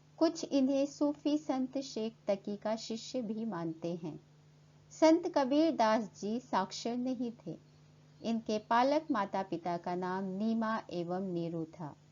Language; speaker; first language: Hindi; native; Hindi